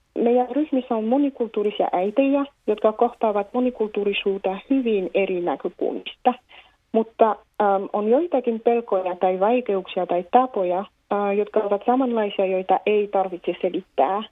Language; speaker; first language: Finnish; non-native, fluent; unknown